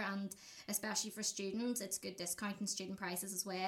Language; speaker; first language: English; native; English